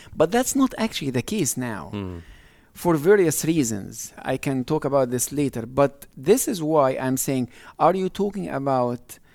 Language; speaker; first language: English; non-native, fluent; Arabic